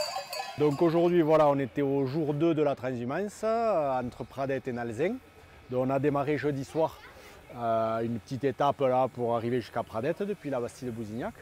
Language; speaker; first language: French; native; French